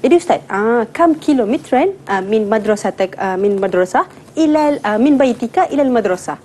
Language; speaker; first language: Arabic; non-native, learner; Malay